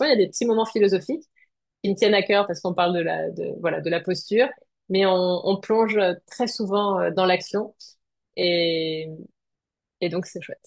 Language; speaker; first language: French; native; French